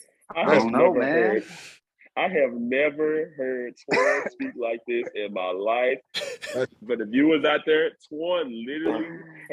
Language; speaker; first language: English; native; English